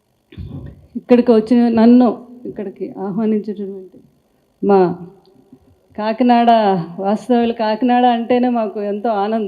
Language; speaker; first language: Telugu; native; Telugu